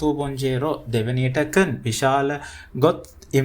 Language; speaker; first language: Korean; non-native, fluent; Sinhala